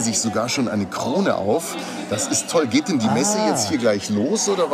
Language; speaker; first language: German; native; German